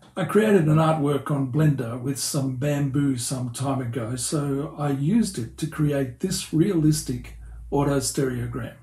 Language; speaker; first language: English; native; English